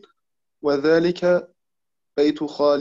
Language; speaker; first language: Arabic; non-native, learner; German